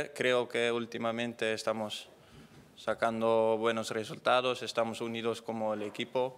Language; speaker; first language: Spanish; non-native, fluent; Dutch